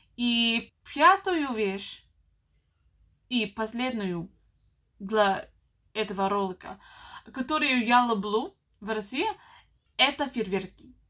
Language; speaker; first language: Russian; non-native, learner; English